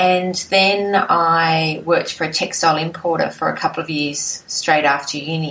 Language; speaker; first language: English; native; English